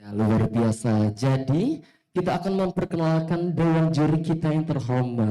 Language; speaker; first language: Indonesian; native; Indonesian